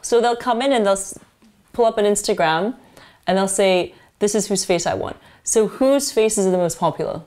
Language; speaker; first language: English; early bilingual, other home language; Chinese